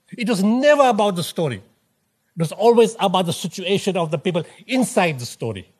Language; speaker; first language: English; native; English